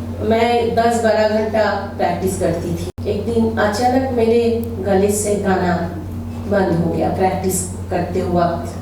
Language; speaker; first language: Hindi; non-native, local second language; Bangla